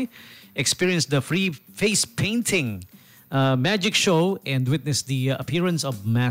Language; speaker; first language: English; non-native, local second language; Filipino